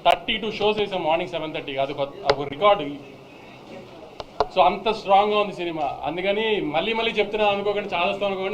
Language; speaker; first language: Telugu; native; Telugu